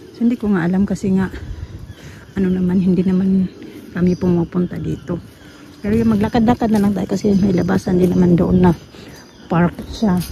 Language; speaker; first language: Filipino; non-native, local second language; Cebuano